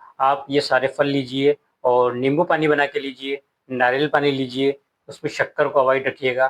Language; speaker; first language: Hindi; native; Hindi